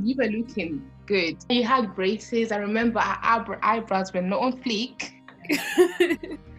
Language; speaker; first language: English; non-native, fluent; French